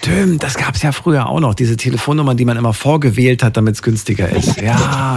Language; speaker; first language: German; native; German